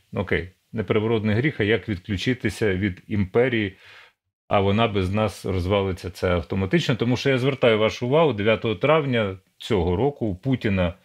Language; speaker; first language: Ukrainian; native; Ukrainian